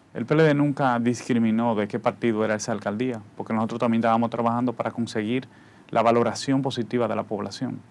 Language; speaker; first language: Spanish; native; Spanish